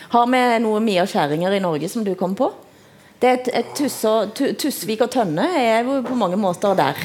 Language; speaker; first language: Norwegian; native; Norwegian